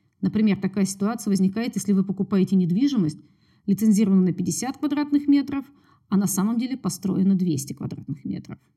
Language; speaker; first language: Russian; native; Russian